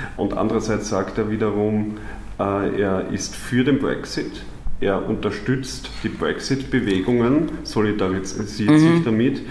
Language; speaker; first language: German; native; German